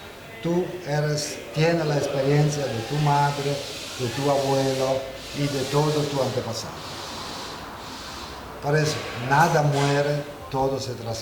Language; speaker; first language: Spanish; non-native, fluent; Italian